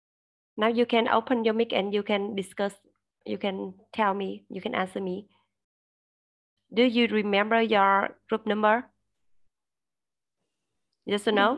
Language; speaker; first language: English; non-native, learner; Vietnamese